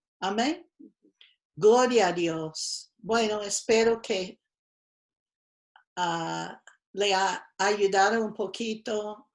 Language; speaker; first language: Spanish; non-native, fluent; English